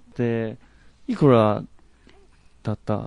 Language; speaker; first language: Japanese; non-native, fluent; Chinese